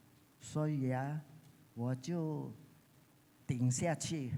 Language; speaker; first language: Chinese; early bilingual, heritage; Chinese